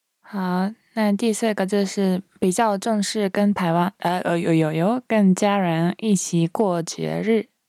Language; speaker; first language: Chinese; non-native, fluent; Japanese